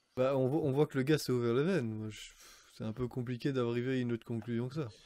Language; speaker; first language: French; native; French